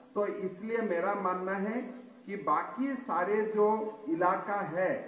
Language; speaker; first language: Hindi; non-native, local second language; Assamese